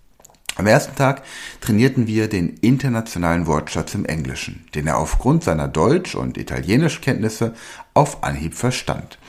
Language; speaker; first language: German; native; German